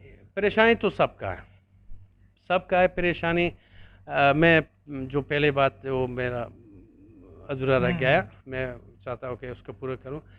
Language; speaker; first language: Hindi; non-native, learner; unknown